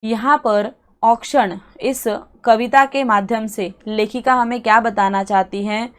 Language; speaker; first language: Hindi; non-native, local second language; Marathi